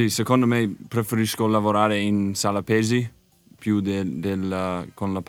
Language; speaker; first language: Italian; non-native, learner; English